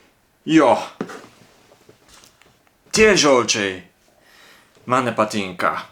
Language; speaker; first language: Lithuanian; non-native, fluent; Japanese